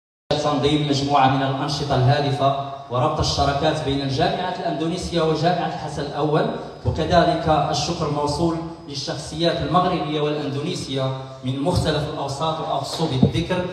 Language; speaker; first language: Arabic; native; Arabic